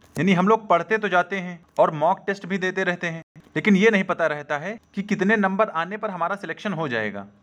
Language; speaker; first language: Hindi; native; Hindi